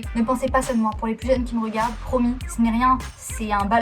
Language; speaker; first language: French; native; French